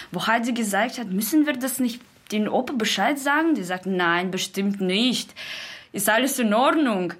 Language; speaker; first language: German; non-native, learner; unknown